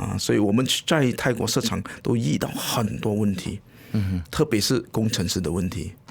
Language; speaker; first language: Chinese; native; Chinese